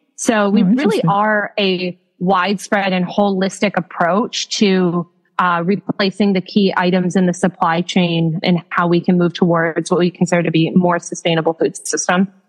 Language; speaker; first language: English; native; English